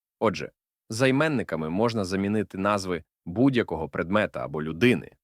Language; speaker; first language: Ukrainian; native; Ukrainian